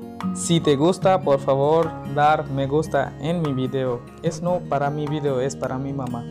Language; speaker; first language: Spanish; non-native, learner; Hindi